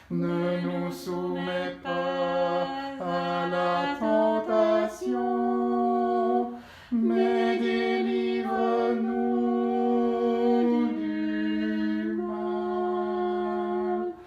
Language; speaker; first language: French; native; French